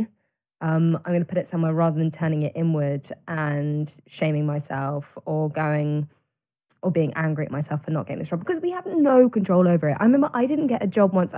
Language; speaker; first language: English; native; English